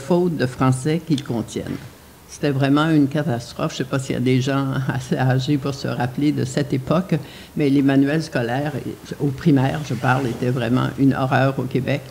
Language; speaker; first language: French; native; French